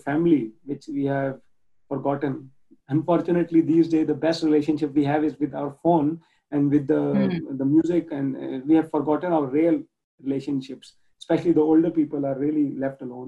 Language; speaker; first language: English; non-native, local second language; Urdu